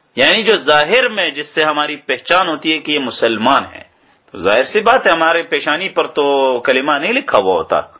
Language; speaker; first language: Urdu; native; Urdu